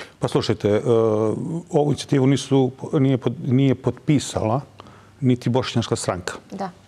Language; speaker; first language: Serbian; non-native, local second language; Albanian